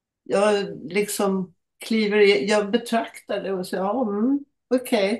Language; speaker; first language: Swedish; native; Swedish